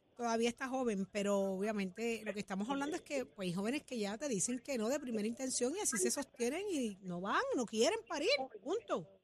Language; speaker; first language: Spanish; native; Spanish